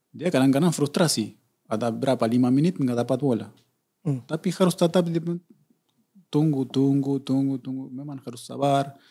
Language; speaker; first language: Indonesian; non-native, fluent; Spanish